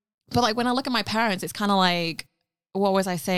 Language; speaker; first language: English; non-native, local second language; Cantonese